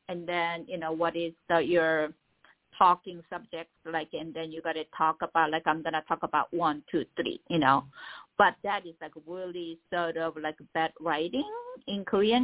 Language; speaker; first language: English; non-native, fluent; Korean